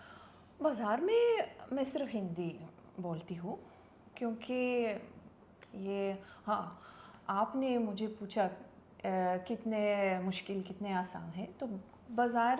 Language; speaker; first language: Hindi; non-native, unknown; Lithuanian